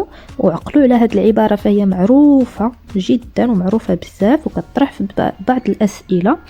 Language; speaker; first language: Arabic; native; Arabic